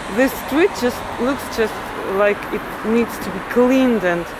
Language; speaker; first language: English; non-native, fluent; Russian